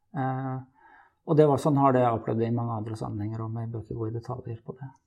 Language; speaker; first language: Norwegian; native; Norwegian